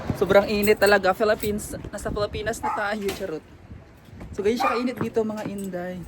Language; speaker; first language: Filipino; non-native, local second language; Cebuano